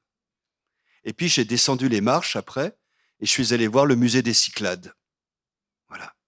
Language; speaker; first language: French; native; French